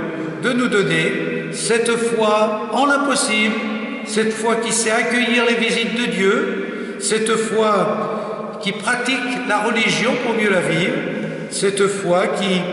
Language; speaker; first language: French; native; French